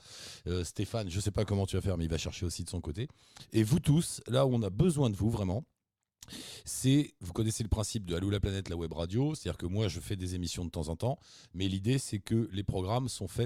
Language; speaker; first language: French; native; French